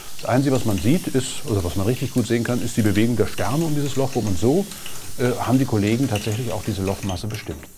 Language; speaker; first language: German; native; German